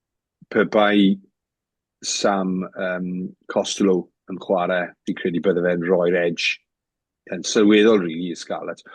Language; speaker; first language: Welsh; native; Welsh